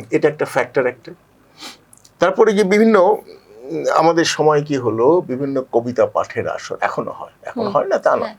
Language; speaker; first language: Bangla; native; Bangla